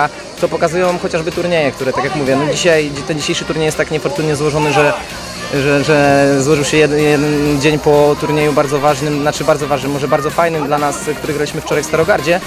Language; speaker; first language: Polish; native; Polish